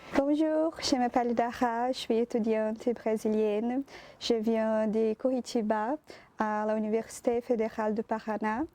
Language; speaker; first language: French; non-native, learner; Portuguese